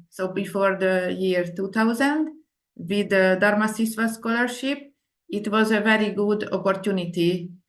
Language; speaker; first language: English; non-native, fluent; Indonesian